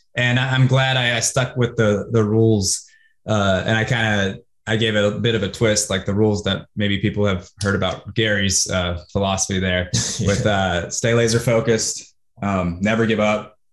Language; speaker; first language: English; native; English